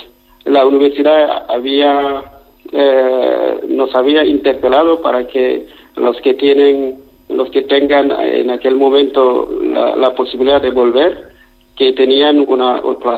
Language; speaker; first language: Spanish; non-native, fluent; Wolof